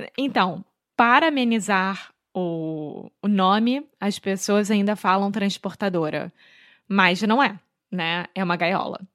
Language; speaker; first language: Portuguese; native; Portuguese